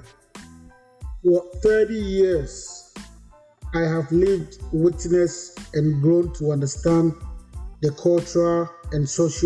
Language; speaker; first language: English; non-native, local second language; Akan